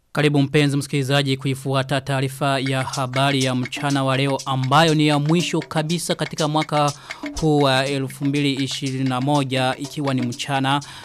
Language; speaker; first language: Swahili; non-native, local second language; Rundi